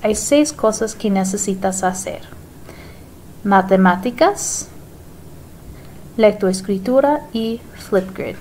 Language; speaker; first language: Spanish; non-native, fluent; English